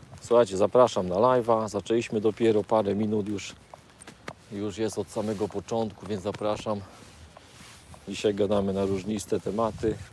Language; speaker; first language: Polish; native; Polish